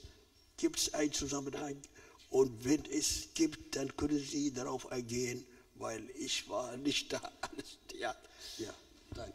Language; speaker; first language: German; non-native, fluent; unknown